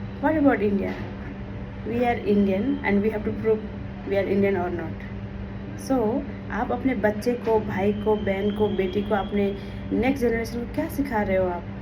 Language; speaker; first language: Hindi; non-native, local second language; Nepali